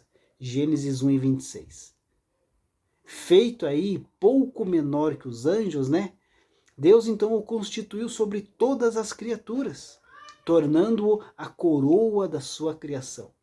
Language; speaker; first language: Portuguese; native; Portuguese